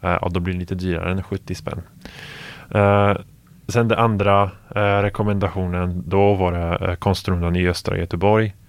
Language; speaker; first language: Swedish; non-native, fluent; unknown